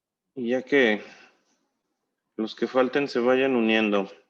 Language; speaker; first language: Spanish; native; Spanish